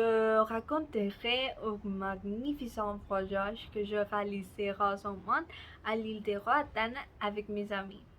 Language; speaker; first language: French; non-native, learner; Spanish